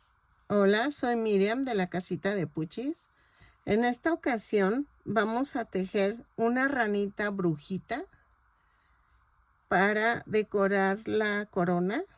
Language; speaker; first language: Spanish; native; Spanish